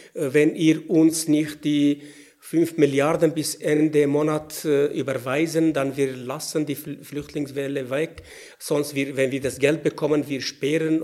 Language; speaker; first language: German; non-native, fluent; Arabic